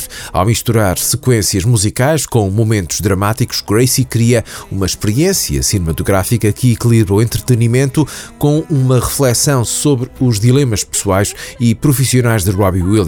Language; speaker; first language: Portuguese; native; Portuguese